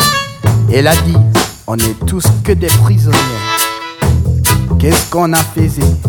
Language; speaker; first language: French; non-native, learner; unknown